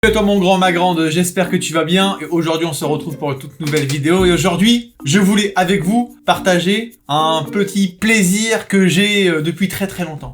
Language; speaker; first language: French; native; French